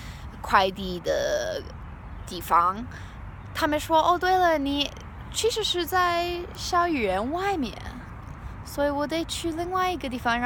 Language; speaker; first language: Chinese; non-native, learner; English